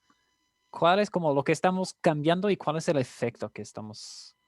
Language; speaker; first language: Spanish; non-native, fluent; English